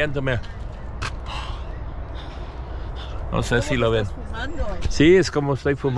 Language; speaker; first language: Spanish; non-native, fluent; English